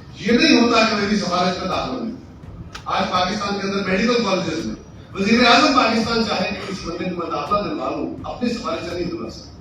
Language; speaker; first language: Urdu; non-native, local second language; Punjabi